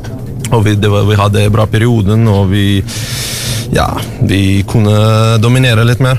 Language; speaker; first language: Norwegian; non-native, learner; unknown